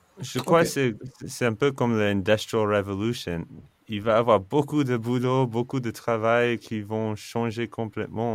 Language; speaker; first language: French; non-native, fluent; English